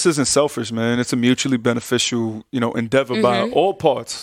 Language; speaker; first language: English; native; English